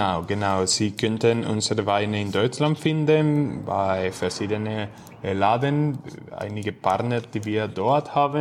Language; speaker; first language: German; non-native, learner; Spanish